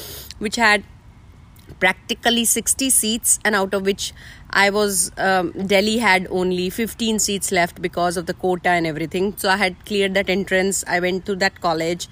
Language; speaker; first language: English; non-native, local second language; Hindi